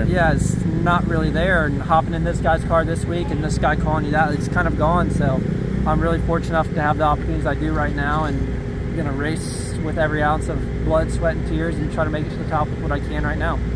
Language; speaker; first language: English; native; English